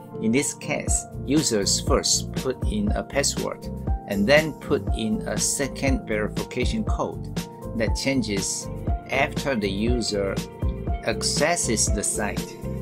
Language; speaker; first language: English; non-native, fluent; Chinese